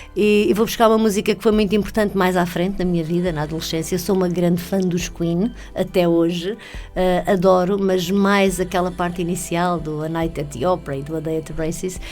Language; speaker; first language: Portuguese; native; Portuguese